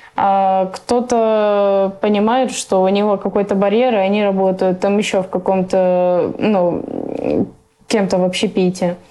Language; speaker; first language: Russian; early bilingual, other home language; Persian